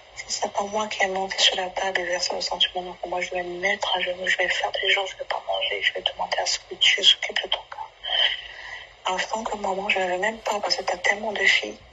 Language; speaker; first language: French; non-native, local second language; Basaa